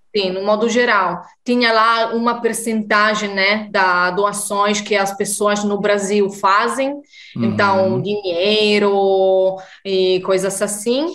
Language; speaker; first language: Portuguese; non-native, fluent; Italian